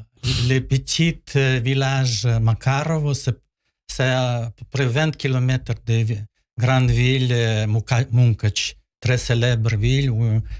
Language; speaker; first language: French; non-native, learner; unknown